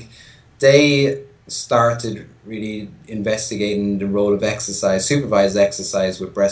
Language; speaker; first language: English; native; English